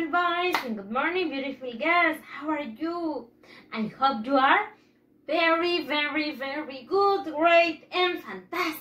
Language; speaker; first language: English; non-native, fluent; Spanish